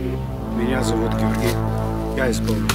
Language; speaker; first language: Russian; non-native, learner; Bulgarian